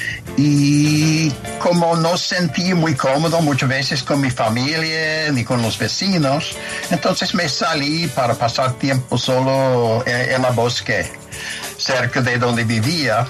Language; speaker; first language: Spanish; non-native, fluent; English